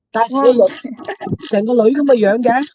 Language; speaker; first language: Cantonese; native; Cantonese